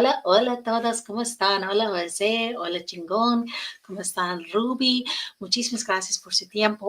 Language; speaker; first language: Spanish; non-native, learner; English